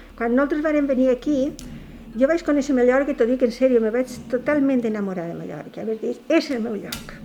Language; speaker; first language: Catalan; native; Catalan